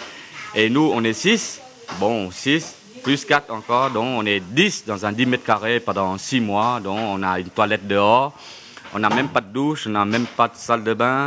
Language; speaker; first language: French; non-native, fluent; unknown